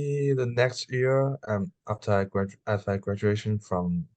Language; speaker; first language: English; non-native, learner; Chinese